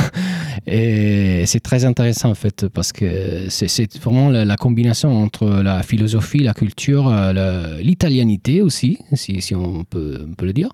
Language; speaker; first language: French; non-native, fluent; Italian